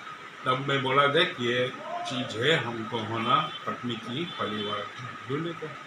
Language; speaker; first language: Hindi; non-native, learner; English